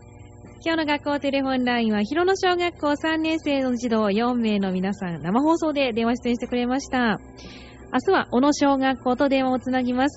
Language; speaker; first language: Japanese; native; Japanese